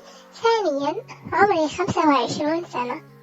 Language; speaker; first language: Arabic; native; Arabic